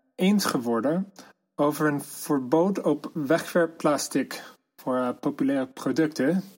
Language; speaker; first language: Dutch; non-native, fluent; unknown